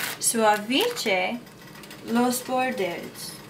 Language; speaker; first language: Spanish; non-native, learner; English